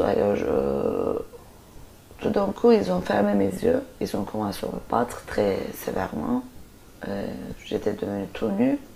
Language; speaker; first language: French; non-native, fluent; Turkish